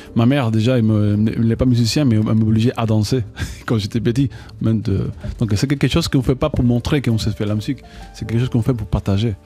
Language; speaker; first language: French; non-native, fluent; Spanish